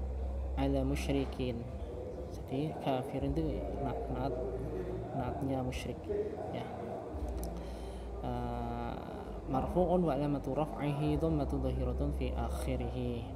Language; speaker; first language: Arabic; non-native, fluent; Indonesian